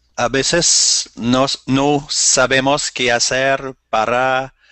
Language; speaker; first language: Spanish; non-native, learner; French